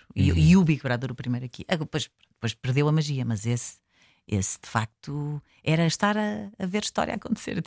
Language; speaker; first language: Portuguese; native; Portuguese